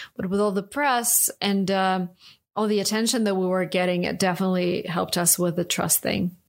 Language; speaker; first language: English; non-native, fluent; Russian